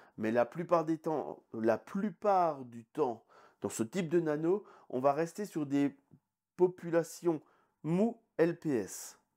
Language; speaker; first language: French; native; French